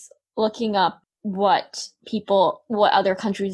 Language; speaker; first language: English; native; English